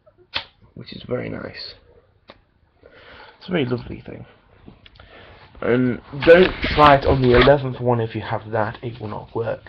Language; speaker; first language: English; native; English